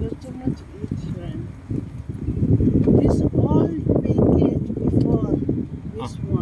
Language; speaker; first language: English; non-native, learner; Arabic